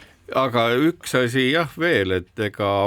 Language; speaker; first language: Estonian; native; Estonian